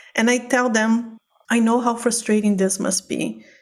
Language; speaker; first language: English; non-native, fluent; Portuguese